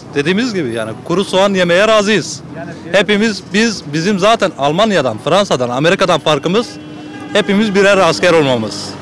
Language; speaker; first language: Turkish; native; Turkish